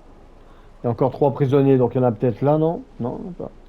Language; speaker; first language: French; native; French